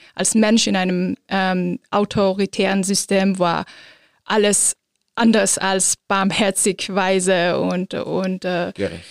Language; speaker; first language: German; non-native, fluent; Azerbaijani